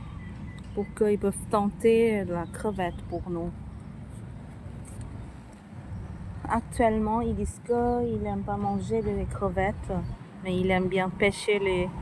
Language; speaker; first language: French; non-native, fluent; Thai